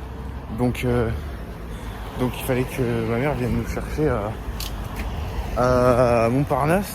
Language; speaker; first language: French; native; French